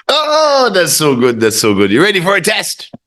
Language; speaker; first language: English; native; English